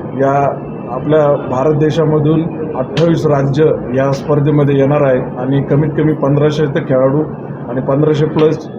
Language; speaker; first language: Hindi; native; Hindi